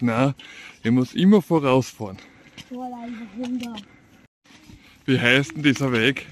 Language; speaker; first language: German; native; German